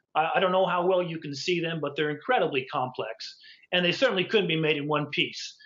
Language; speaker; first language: English; native; English